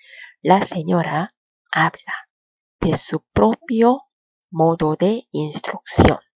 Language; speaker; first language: Spanish; non-native, fluent; Korean